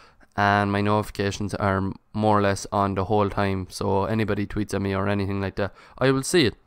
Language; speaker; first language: English; native; English